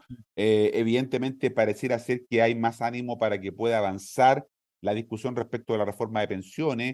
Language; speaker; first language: Spanish; native; Spanish